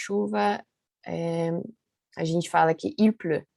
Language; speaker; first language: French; non-native, learner; Portuguese